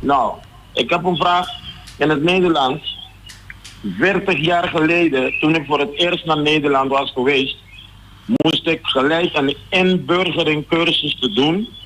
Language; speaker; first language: Dutch; non-native, local second language; Papiamento